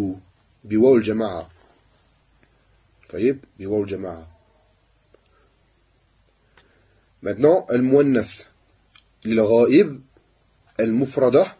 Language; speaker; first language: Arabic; non-native, fluent; French